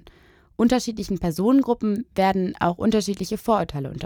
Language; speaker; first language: German; native; German